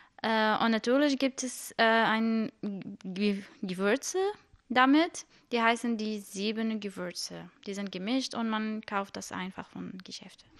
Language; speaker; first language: German; non-native, learner; Arabic